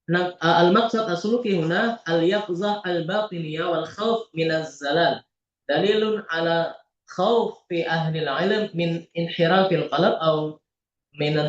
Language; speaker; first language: Arabic; non-native, fluent; Indonesian